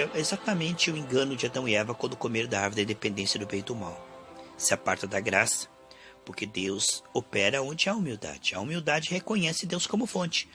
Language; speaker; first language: Portuguese; native; Portuguese